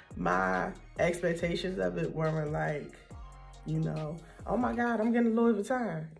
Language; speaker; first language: English; native; English